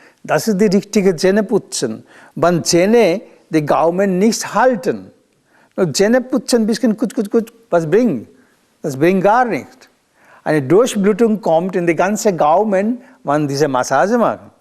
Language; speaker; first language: German; non-native, learner; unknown